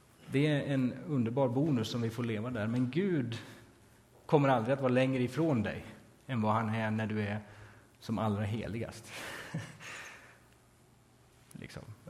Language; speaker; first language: Swedish; native; Swedish